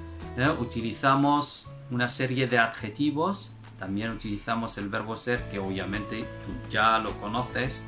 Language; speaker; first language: Spanish; non-native, fluent; Arabic